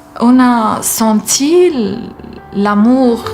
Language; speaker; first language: French; non-native, learner; Arabic